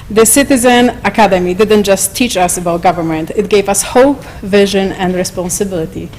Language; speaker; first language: English; non-native, fluent; Polish